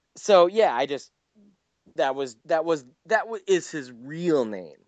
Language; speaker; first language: English; native; English